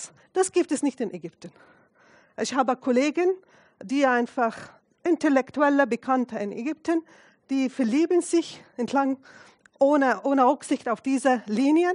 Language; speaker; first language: German; non-native, fluent; Arabic